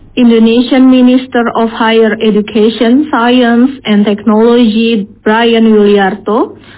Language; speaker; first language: English; non-native, fluent; Indonesian